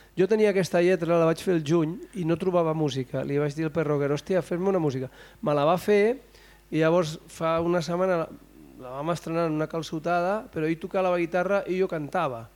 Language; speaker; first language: Catalan; non-native, local second language; Spanish